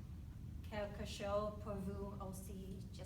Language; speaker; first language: French; non-native, learner; English